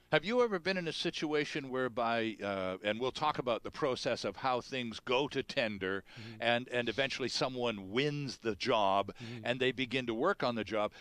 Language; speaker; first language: English; native; English